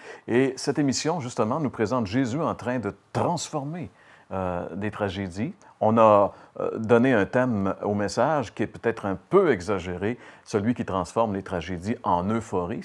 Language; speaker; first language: French; native; French